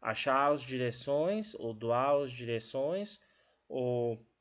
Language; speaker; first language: Portuguese; non-native, learner; English